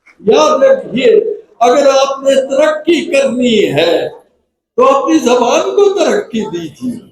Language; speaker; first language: Urdu; non-native, local second language; Punjabi